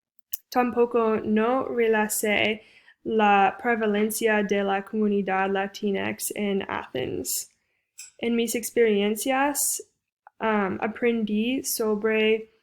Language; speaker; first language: Spanish; non-native, fluent; English